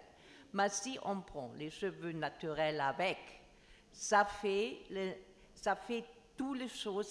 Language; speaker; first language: French; non-native, learner; German